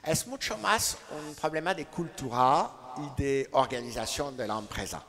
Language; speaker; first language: Spanish; non-native, learner; French